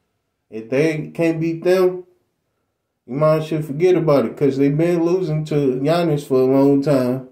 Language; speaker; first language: English; native; English